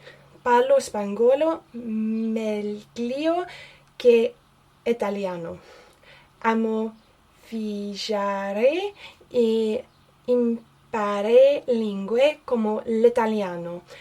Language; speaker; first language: Italian; non-native, learner; English